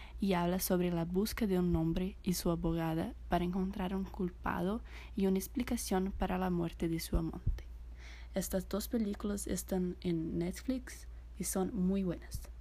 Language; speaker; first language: Spanish; non-native, fluent; Portuguese